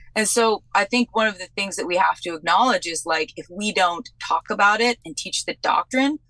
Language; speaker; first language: English; native; English